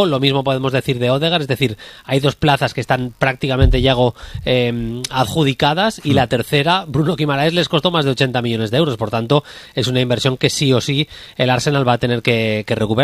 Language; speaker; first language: Spanish; native; Spanish